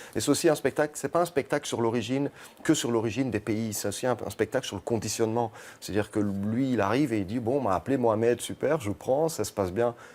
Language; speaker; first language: French; early bilingual, other home language; Arabic